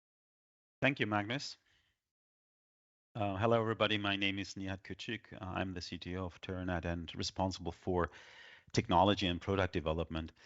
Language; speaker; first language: English; non-native, fluent; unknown